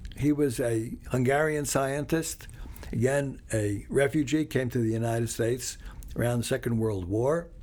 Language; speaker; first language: English; early bilingual, other home language; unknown